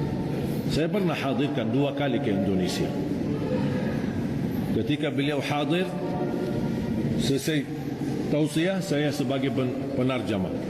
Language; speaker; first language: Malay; non-native, fluent; Arabic